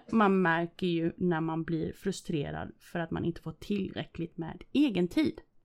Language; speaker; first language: Swedish; early bilingual, other home language; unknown